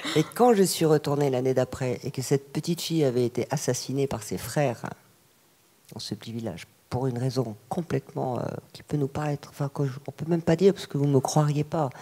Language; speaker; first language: French; native; French